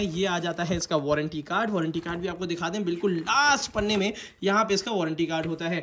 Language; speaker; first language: Hindi; native; Hindi